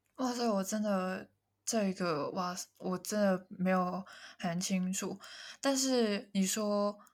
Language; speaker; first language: Chinese; non-native, local second language; Cantonese